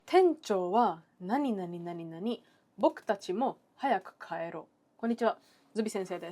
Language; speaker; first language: Japanese; early bilingual, heritage; English